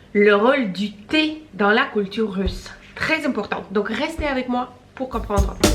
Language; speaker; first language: French; non-native, fluent; Russian